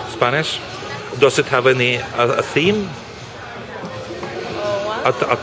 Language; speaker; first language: English; non-native, fluent; Norwegian